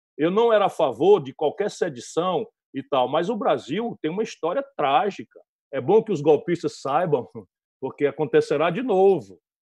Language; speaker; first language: Portuguese; native; Portuguese